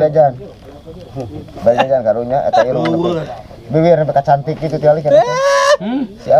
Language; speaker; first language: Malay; non-native, local second language; Sundanese